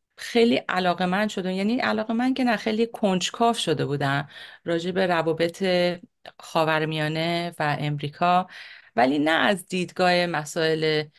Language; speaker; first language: Persian; native; Persian